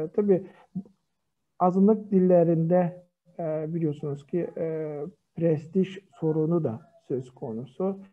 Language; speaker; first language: Turkish; non-native, fluent; Kyrgyz